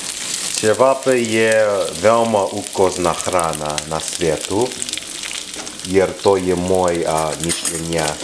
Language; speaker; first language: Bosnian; non-native, learner; English